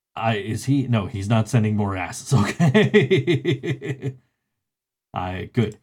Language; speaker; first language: English; native; English